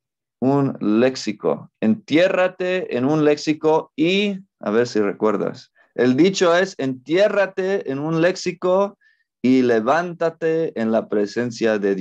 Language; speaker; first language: Spanish; non-native, fluent; English